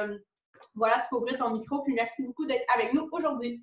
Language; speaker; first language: French; native; French